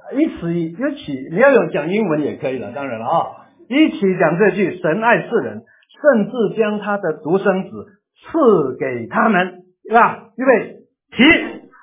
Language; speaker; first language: Chinese; non-native, local second language; Cantonese